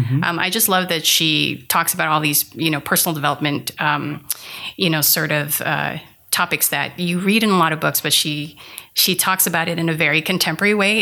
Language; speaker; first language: English; non-native, local second language; Filipino